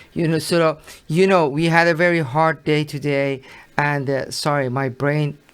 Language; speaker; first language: English; non-native, learner; Persian